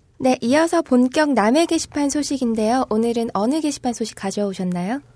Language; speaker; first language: Korean; native; Korean